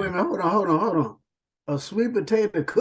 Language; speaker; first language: English; native; English